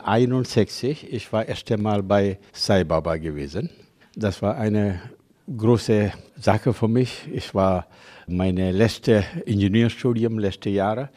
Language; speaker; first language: German; non-native, learner; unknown